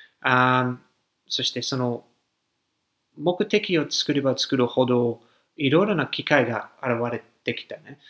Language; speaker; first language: Japanese; non-native, fluent; English